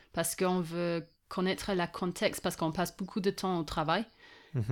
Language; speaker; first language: French; non-native, fluent; English